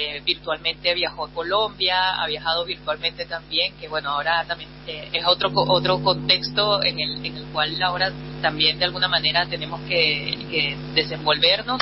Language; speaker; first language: Spanish; native; Spanish